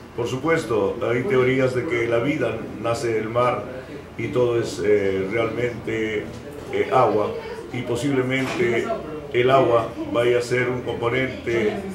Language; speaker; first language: Spanish; native; Spanish